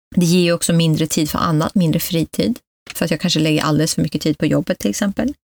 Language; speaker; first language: Swedish; early bilingual, other home language; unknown